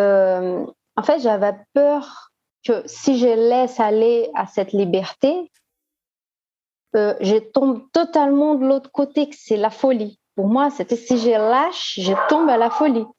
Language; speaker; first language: French; non-native, fluent; Portuguese